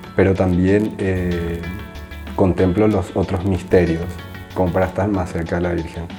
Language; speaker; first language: Spanish; native; Spanish